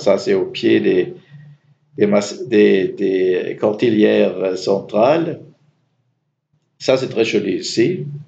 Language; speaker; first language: French; non-native, fluent; German